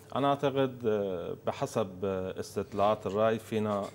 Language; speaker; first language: Arabic; non-native, fluent; Persian